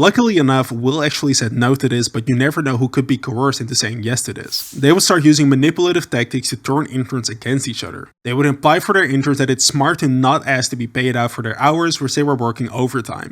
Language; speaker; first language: English; native; English